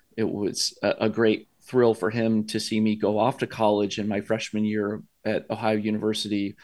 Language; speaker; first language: English; native; English